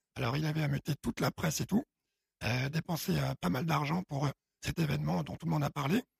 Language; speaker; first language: French; early bilingual, other home language; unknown